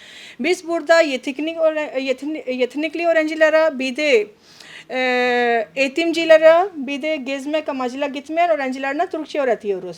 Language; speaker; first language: Turkish; non-native, fluent; Urdu